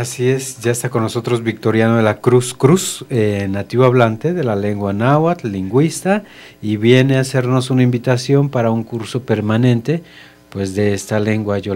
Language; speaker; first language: Spanish; native; Spanish